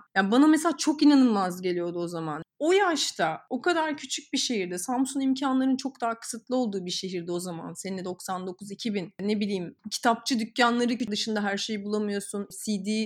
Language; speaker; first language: Turkish; native; Turkish